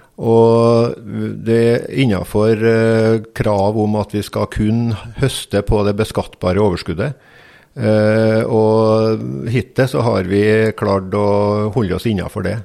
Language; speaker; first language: Norwegian; native; Norwegian